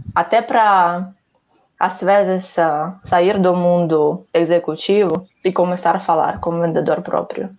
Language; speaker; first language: Portuguese; non-native, fluent; Ukrainian